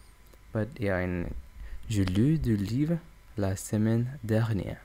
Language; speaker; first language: French; non-native, learner; English